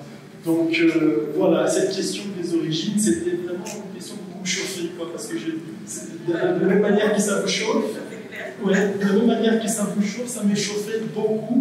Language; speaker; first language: French; non-native, fluent; Portuguese